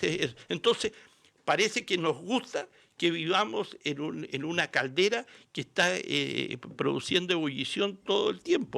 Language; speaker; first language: Spanish; native; Spanish